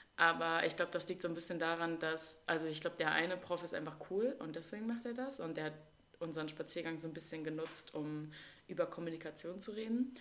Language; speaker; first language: German; native; German